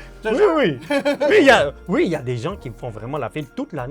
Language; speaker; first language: French; native; French